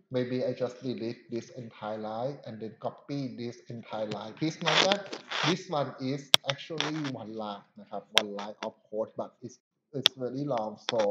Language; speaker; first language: English; non-native, fluent; Thai